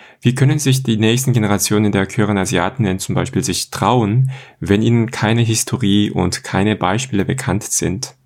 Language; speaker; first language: German; non-native, fluent; Korean